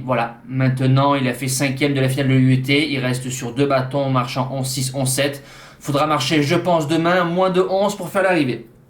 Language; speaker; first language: French; native; French